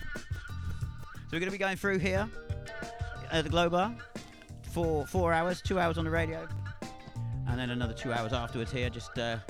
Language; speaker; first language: English; native; English